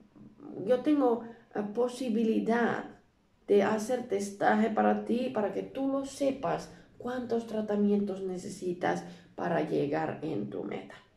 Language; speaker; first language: Spanish; non-native, learner; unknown